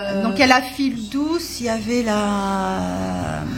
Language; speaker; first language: French; native; French